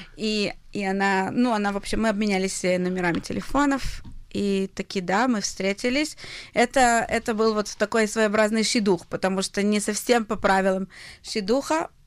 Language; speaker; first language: Russian; early bilingual, heritage; Russian